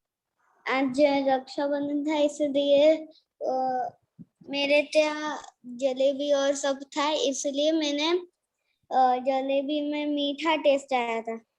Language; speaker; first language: Hindi; non-native, local second language; Gujarati